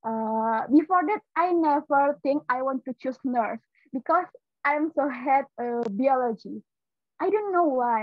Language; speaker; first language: English; non-native, learner; Indonesian